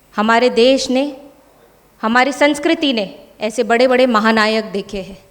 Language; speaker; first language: Hindi; native; Hindi